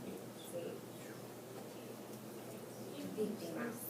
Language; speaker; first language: Spanish; non-native, fluent; English